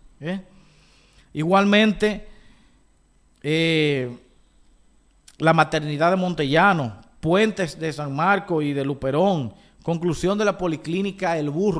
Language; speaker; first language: Spanish; native; Spanish